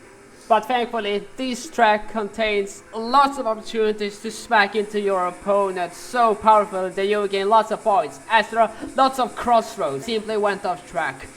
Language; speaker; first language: English; non-native, fluent; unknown